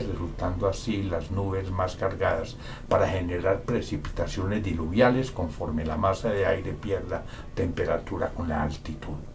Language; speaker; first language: Spanish; native; Spanish